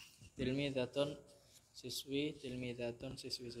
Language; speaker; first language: Arabic; non-native, learner; Indonesian